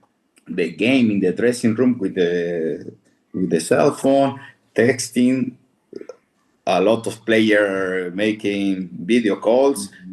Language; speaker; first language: English; non-native, fluent; Spanish